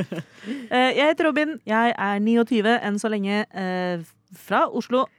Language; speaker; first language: Norwegian; native; Norwegian